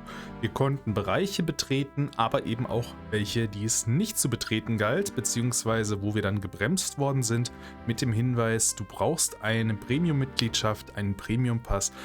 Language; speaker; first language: German; native; German